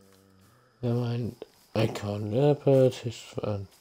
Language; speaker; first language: English; native; English